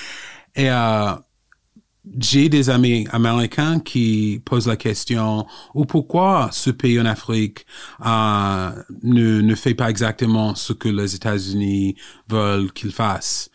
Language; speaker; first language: French; non-native, fluent; English